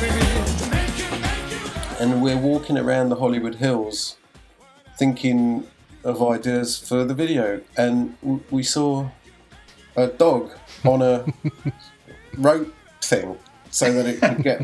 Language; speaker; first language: English; native; English